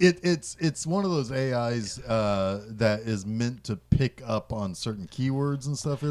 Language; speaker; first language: English; native; English